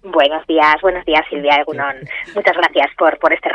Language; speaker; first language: Spanish; native; Spanish